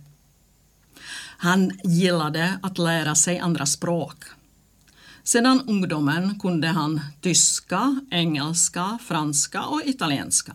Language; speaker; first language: Swedish; non-native, fluent; Czech